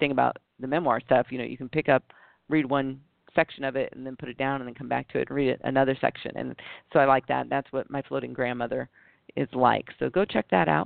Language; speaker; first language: English; native; English